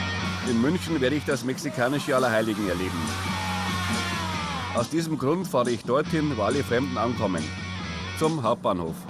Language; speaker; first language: German; native; German